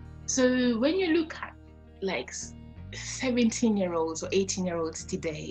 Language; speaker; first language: English; non-native, fluent; French